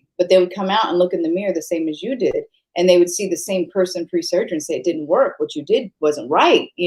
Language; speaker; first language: English; native; English